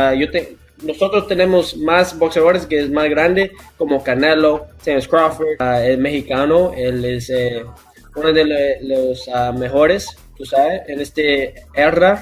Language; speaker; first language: Spanish; early bilingual, heritage; English